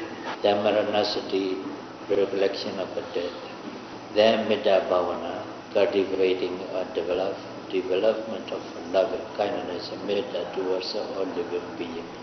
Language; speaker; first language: English; non-native, fluent; Burmese